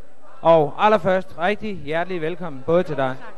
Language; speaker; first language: Danish; native; Danish